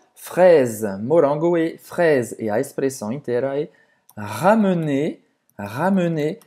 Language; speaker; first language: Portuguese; non-native, fluent; French